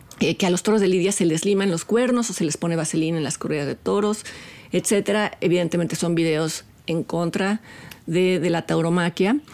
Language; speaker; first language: Spanish; native; Spanish